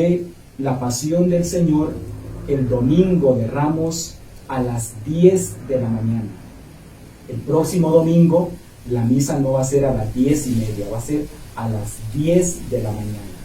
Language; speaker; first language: Spanish; native; Spanish